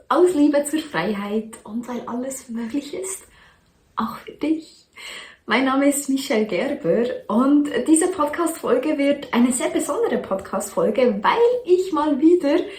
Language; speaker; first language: German; native; German